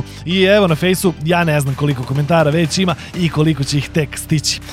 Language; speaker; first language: Serbian; native; Serbian